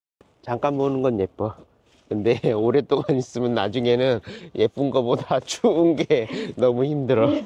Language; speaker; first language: Korean; native; Korean